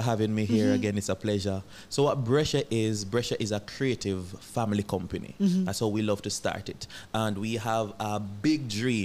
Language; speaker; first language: English; non-native, local second language; Jamaican Creole English